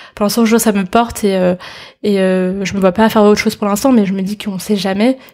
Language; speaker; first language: French; native; French